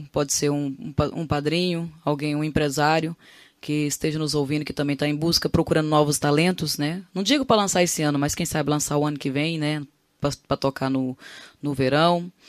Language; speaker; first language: Portuguese; native; Portuguese